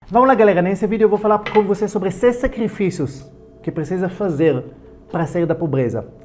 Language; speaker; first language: Portuguese; non-native, fluent; Hebrew